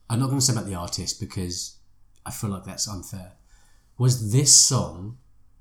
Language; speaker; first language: English; native; English